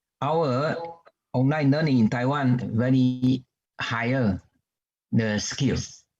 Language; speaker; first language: English; non-native, learner; Chinese